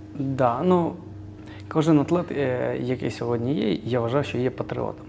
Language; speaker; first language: Ukrainian; early bilingual, other home language; Georgian